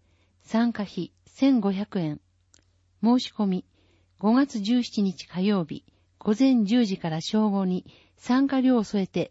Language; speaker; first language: Japanese; native; Japanese